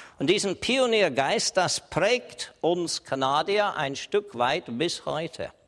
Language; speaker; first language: German; non-native, fluent; English